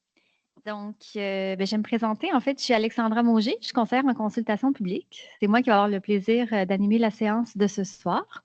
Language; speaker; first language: French; native; French